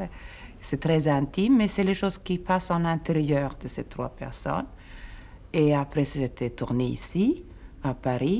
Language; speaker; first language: French; non-native, fluent; Swedish